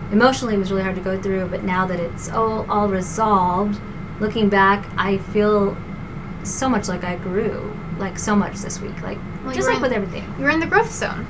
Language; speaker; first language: English; native; English